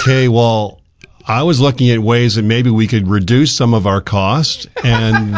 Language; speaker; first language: English; native; English